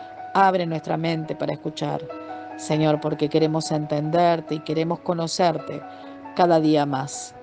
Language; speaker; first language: Spanish; native; Spanish